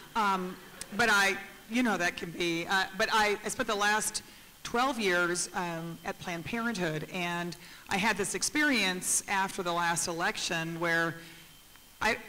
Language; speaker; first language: English; native; English